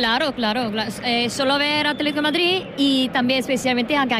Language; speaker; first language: Spanish; non-native, learner; Korean